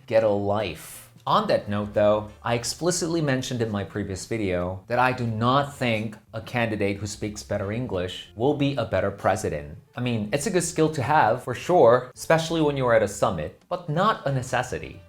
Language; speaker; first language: English; non-native, fluent; Korean